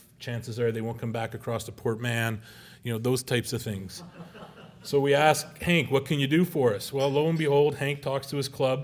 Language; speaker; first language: English; native; English